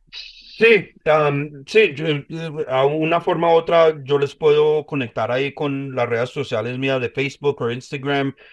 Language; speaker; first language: Spanish; early bilingual, heritage; Spanish